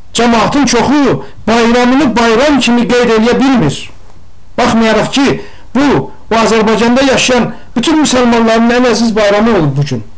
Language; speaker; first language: Azerbaijani; non-native, local second language; Talysh